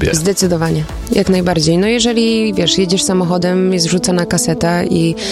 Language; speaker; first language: Polish; early bilingual, heritage; Polish